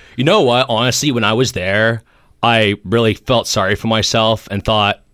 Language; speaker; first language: English; native; English